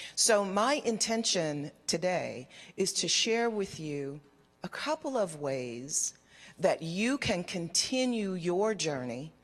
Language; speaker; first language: English; native; English